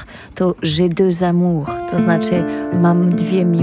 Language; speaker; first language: Polish; non-native, learner; French